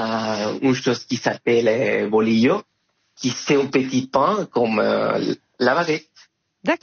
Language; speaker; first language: French; non-native, fluent; Spanish